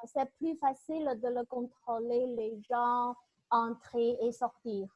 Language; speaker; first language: French; non-native, learner; Chinese